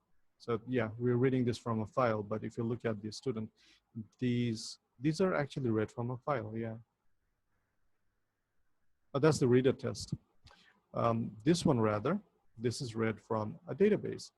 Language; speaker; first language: English; non-native, local second language; Bangla